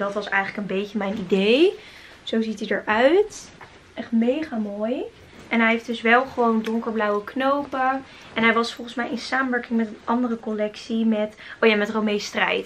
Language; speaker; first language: Dutch; native; Dutch